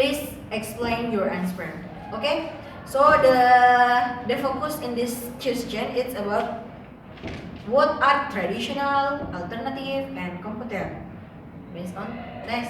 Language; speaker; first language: English; non-native, learner; Indonesian